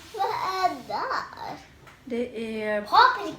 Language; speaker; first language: Swedish; early bilingual, other home language; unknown